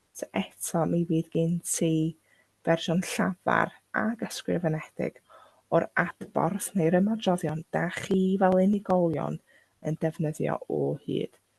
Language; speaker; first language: Welsh; non-native, local second language; English